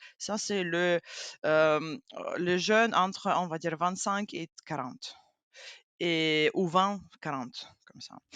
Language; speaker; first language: French; non-native, fluent; Ukrainian